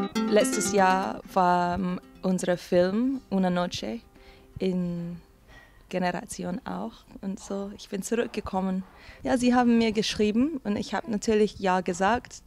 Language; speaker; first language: German; non-native, learner; English